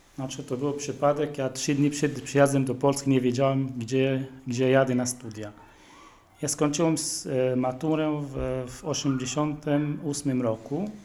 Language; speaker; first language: Polish; non-native, fluent; Arabic